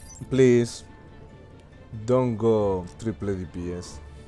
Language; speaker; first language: English; non-native, learner; Spanish